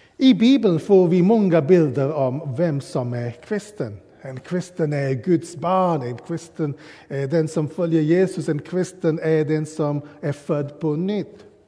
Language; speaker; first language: Swedish; non-native, fluent; English